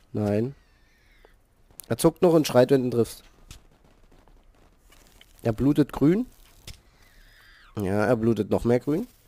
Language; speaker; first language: German; native; German